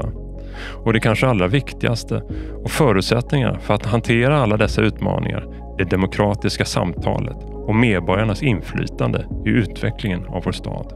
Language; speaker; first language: Swedish; native; Swedish